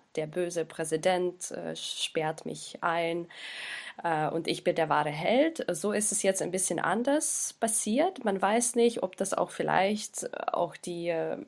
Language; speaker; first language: German; non-native, fluent; Ukrainian